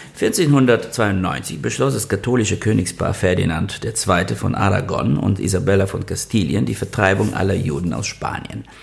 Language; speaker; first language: German; non-native, fluent; Bulgarian